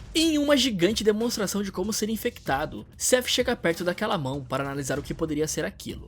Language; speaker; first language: Portuguese; native; Portuguese